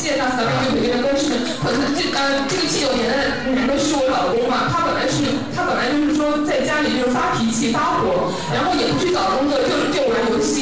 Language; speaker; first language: Chinese; native; Chinese